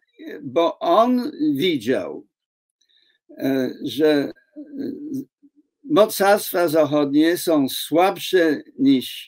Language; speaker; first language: Polish; non-native, fluent; English